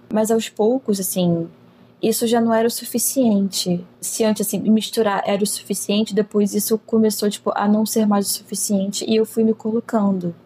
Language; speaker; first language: Portuguese; native; Portuguese